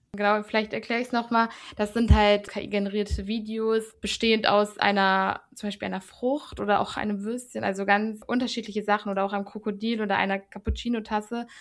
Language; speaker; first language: German; native; German